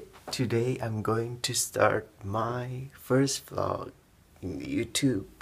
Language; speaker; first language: English; non-native, learner; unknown